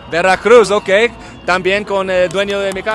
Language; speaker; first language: Spanish; non-native, learner; English